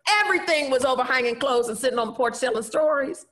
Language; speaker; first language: English; native; English